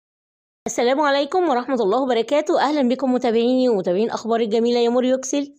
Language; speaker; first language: Arabic; native; Arabic